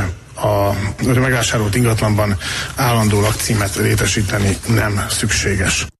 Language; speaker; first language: Hungarian; native; Hungarian